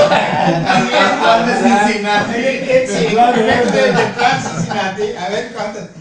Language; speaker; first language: Spanish; native; Spanish